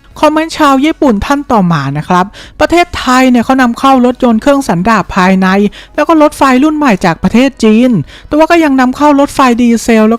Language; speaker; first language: Thai; native; Thai